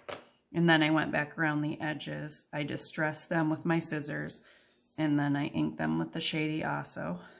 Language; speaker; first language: English; native; English